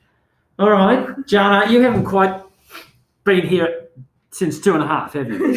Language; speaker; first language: English; native; English